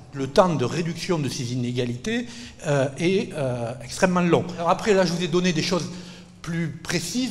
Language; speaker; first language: French; native; French